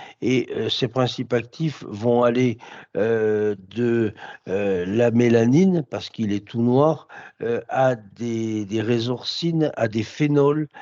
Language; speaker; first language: French; native; French